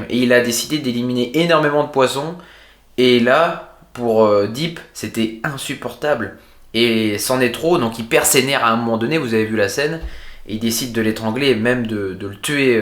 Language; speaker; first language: French; native; French